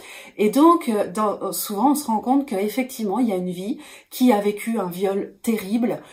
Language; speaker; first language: French; native; French